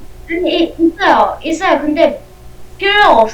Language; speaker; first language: Korean; non-native, learner; Vietnamese